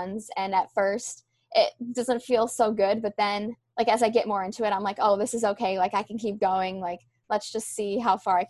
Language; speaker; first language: English; native; English